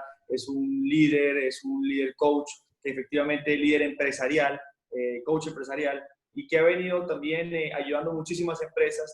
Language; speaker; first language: Spanish; native; Spanish